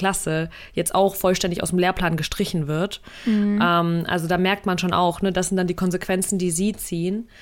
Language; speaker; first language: German; early bilingual, other home language; Russian